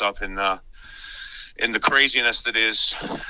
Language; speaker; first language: English; native; English